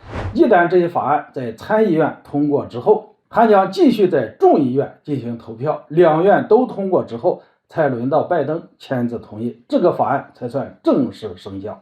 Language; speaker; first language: Chinese; native; Chinese